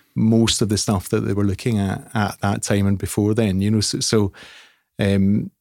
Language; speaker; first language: English; native; English